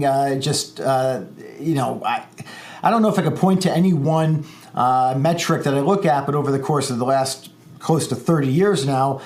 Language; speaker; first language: English; native; English